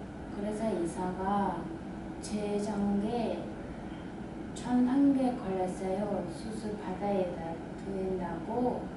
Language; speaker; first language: Korean; non-native, learner; Mongolian